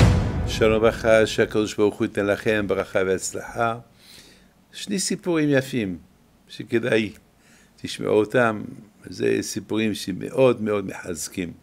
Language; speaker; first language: Hebrew; non-native, fluent; French